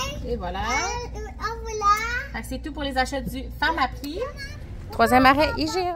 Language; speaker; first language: French; native; French